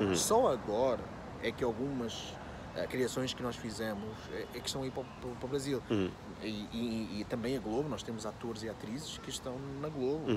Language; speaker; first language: Portuguese; native; Portuguese